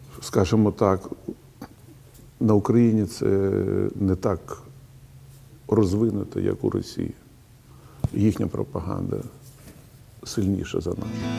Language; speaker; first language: Ukrainian; non-native, local second language; Russian